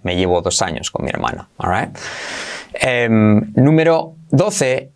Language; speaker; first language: Spanish; native; Spanish